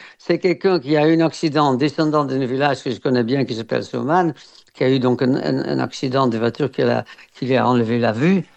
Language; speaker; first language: French; non-native, fluent; Dutch